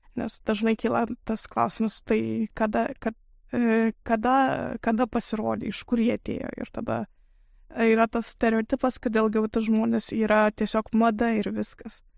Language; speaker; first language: Lithuanian; non-native, fluent; Russian